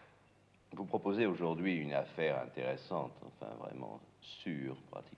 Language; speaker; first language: French; native; French